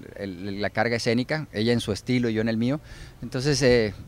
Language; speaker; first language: Spanish; native; Spanish